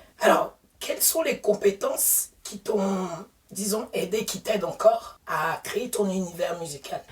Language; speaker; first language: French; early bilingual, other home language; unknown